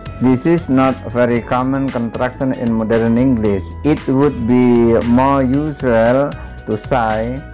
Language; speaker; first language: English; non-native, fluent; Indonesian